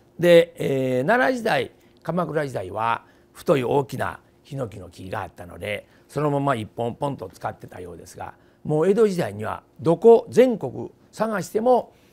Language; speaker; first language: Japanese; native; Japanese